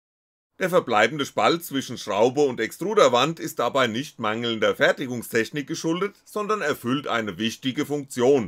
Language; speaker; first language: German; native; German